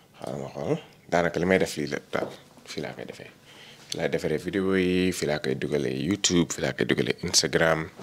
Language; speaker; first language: Wolof; early bilingual, heritage; Wolof